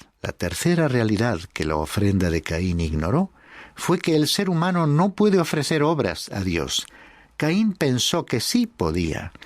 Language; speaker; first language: Spanish; native; Spanish